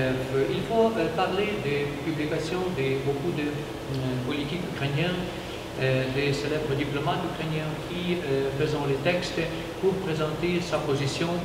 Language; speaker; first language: French; non-native, learner; Ukrainian